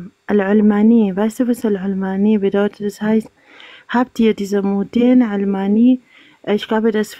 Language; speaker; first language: German; non-native, learner; Arabic